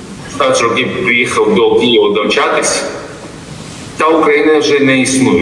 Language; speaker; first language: Ukrainian; non-native, fluent; Georgian